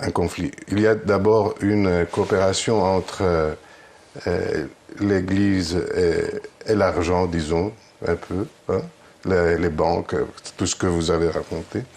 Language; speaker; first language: French; non-native, fluent; Greek